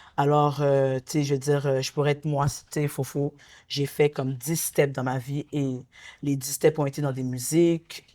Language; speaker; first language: French; native; French